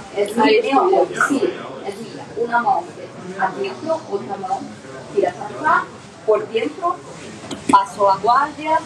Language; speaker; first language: Spanish; non-native, learner; Portuguese